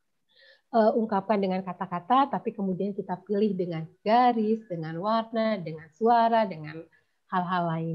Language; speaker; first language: Indonesian; native; Indonesian